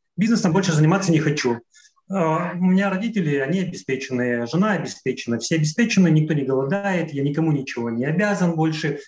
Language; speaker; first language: Russian; native; Russian